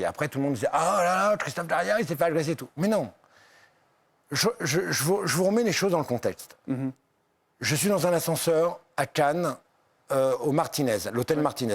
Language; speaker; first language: French; native; French